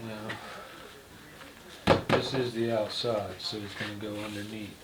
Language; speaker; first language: English; native; English